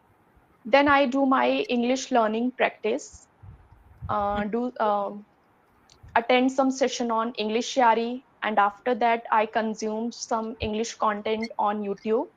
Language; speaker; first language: English; non-native, learner; Hindi